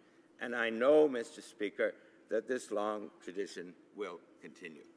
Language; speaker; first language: English; native; English